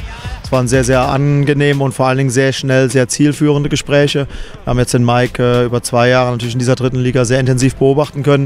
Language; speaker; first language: German; native; German